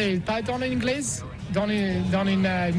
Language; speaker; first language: French; non-native, learner; English